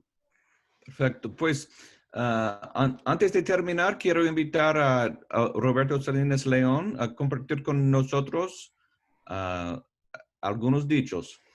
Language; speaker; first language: Spanish; non-native, learner; English